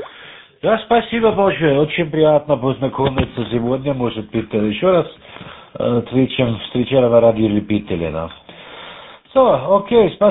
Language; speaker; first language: Russian; non-native, learner; German